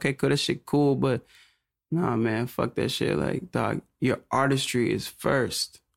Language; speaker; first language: English; native; English